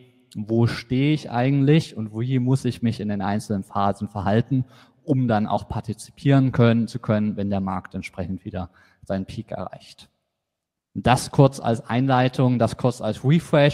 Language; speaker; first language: German; native; German